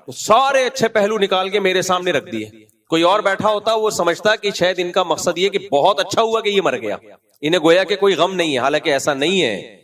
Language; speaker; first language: Urdu; native; Urdu